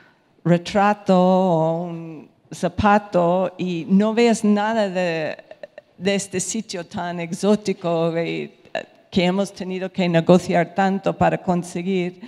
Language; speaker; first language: Spanish; non-native, fluent; English